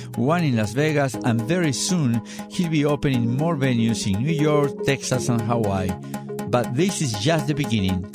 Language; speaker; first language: English; non-native, fluent; Spanish